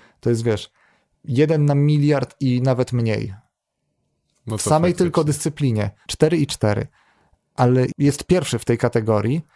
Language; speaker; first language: Polish; native; Polish